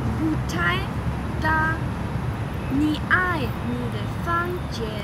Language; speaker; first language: Chinese; non-native, learner; German